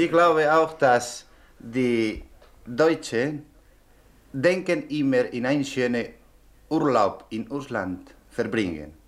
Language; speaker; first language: German; non-native, learner; Spanish